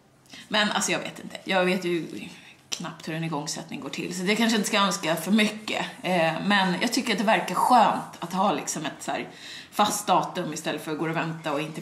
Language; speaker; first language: Swedish; native; Swedish